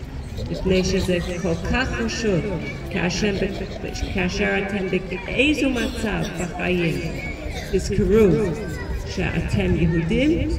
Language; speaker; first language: Hebrew; non-native, fluent; English